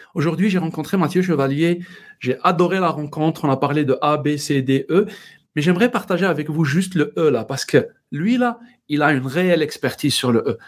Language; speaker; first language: French; non-native, local second language; Berber languages